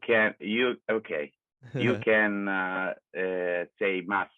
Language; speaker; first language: English; non-native, learner; Italian